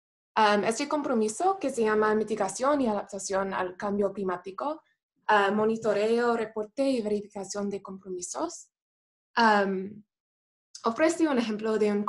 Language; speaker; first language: Spanish; non-native, fluent; English